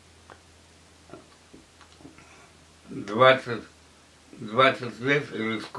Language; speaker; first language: Russian; non-native, local second language; Ukrainian